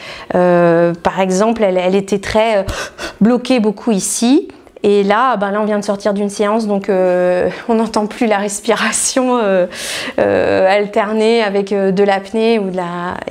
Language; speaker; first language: French; native; French